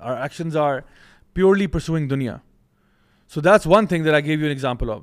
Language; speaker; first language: English; non-native, local second language; Urdu